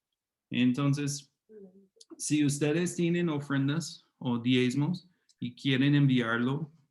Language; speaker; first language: Spanish; non-native, fluent; English